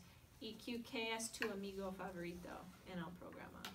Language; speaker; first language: Spanish; non-native, fluent; English